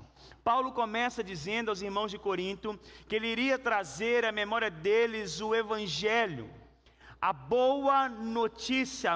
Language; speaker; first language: Portuguese; native; Portuguese